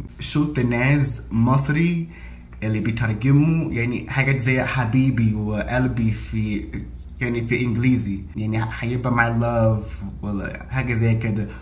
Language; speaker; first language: Egyptian Arabic; non-native, fluent; English